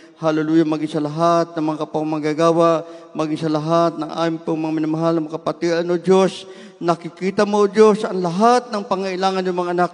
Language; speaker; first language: Filipino; native; Filipino